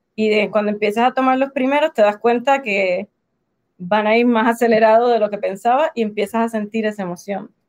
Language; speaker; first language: Spanish; native; Spanish